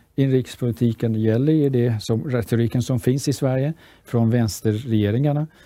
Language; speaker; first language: Swedish; early bilingual, other home language; Persian